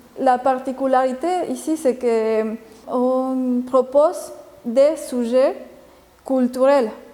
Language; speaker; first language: French; non-native, fluent; Spanish